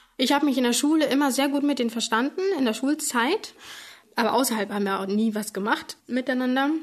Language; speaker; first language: German; early bilingual, other home language; Tamil